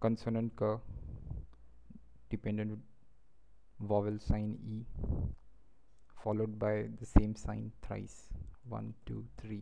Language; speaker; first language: English; non-native, local second language; Marathi